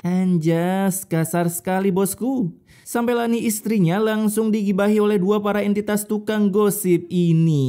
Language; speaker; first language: Indonesian; native; Indonesian